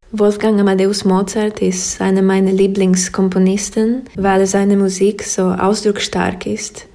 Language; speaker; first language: German; non-native, fluent; Slovak